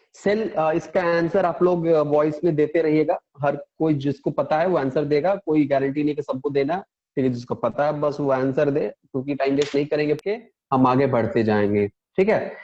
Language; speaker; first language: Hindi; non-native, local second language; Punjabi